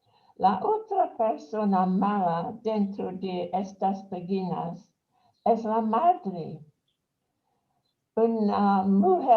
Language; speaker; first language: Spanish; non-native, fluent; English